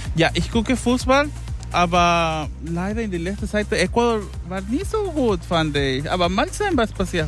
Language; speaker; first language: German; non-native, learner; Spanish